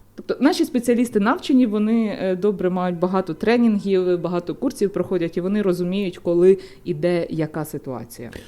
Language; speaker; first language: Ukrainian; native; Ukrainian